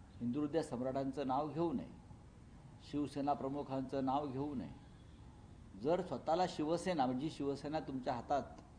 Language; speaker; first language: Marathi; native; Marathi